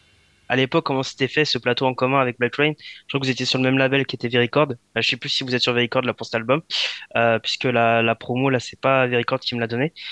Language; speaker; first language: French; native; French